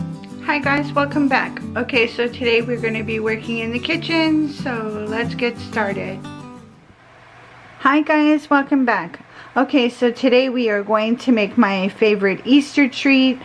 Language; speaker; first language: English; native; English